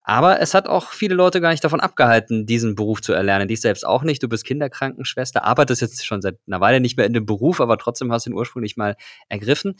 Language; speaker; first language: German; native; German